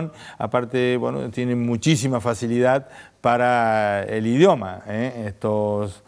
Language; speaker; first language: Spanish; native; Spanish